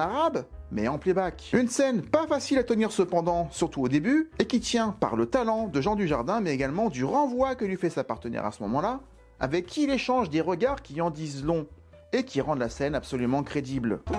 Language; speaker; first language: French; native; French